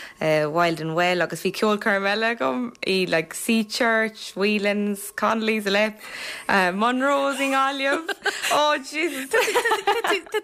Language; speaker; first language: Irish; non-native, local second language; English